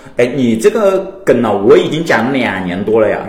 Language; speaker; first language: Chinese; native; Chinese